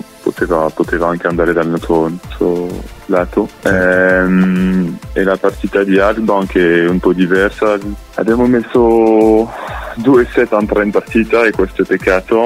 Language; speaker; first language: Italian; non-native, fluent; French